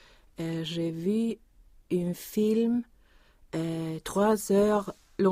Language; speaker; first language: French; non-native, learner; Swedish